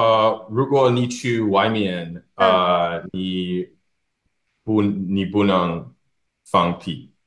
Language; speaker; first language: Chinese; non-native, learner; English